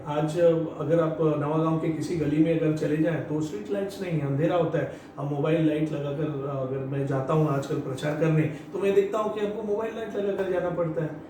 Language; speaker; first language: Hindi; non-native, local second language; Marathi